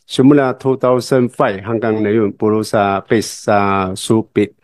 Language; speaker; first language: Filipino; non-native, learner; Chinese